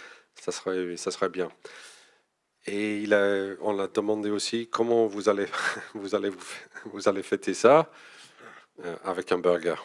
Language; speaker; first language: French; non-native, fluent; English